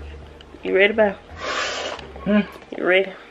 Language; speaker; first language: English; native; English